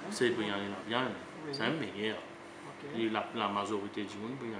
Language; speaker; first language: French; non-native, learner; Morisyen